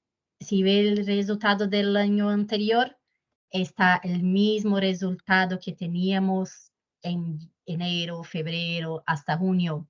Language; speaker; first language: Spanish; non-native, fluent; Portuguese